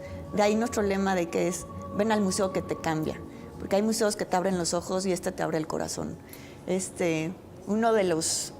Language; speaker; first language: Spanish; native; Spanish